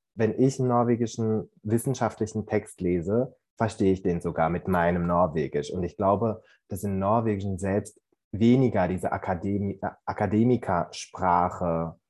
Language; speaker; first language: German; native; German